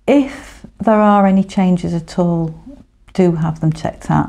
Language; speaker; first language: English; native; English